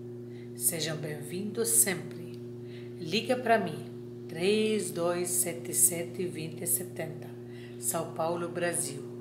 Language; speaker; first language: Portuguese; non-native, fluent; Arabic